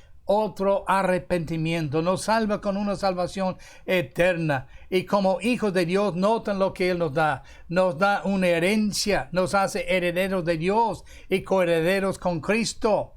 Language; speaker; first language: Spanish; non-native, fluent; English